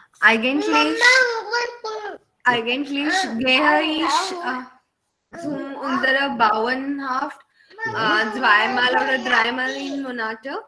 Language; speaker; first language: German; non-native, learner; Hindi